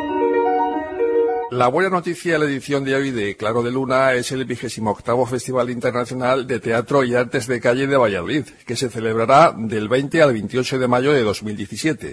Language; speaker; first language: Spanish; native; Spanish